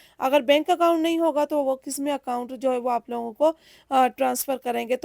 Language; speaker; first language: Urdu; native; Urdu